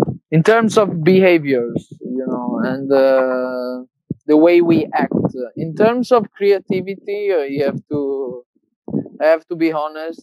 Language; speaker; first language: English; non-native, fluent; Italian